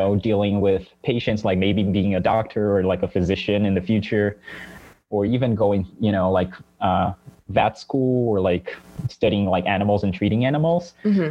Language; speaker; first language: English; non-native, fluent; Portuguese